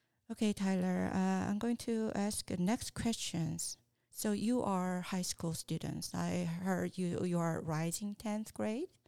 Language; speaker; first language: English; non-native, fluent; Korean